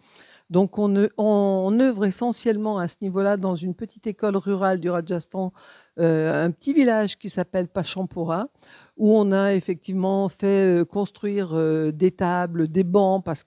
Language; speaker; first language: French; native; French